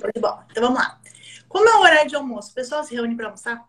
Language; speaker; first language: Portuguese; native; Portuguese